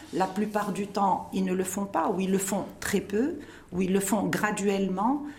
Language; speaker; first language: French; non-native, local second language; Arabic